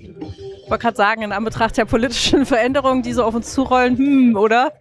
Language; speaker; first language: German; native; German